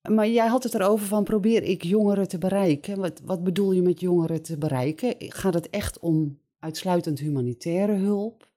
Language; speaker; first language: Dutch; native; Dutch